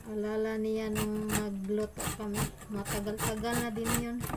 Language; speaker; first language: Filipino; non-native, local second language; Cebuano